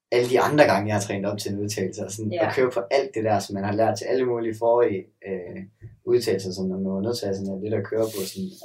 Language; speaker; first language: Danish; native; Danish